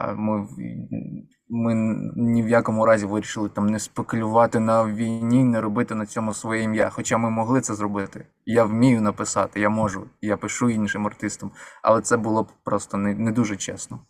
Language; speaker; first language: Ukrainian; native; Ukrainian